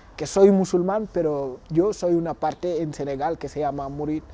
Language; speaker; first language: Spanish; non-native, fluent; Wolof